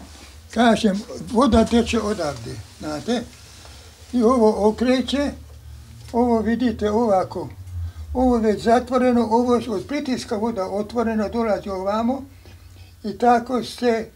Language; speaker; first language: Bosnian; non-native, local second language; Hungarian